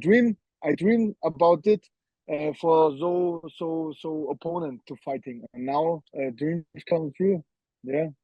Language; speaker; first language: English; non-native, learner; German